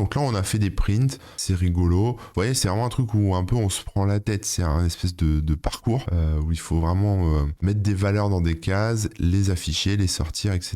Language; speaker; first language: French; native; French